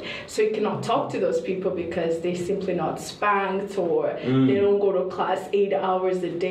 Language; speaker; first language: English; non-native, local second language; Kinyarwanda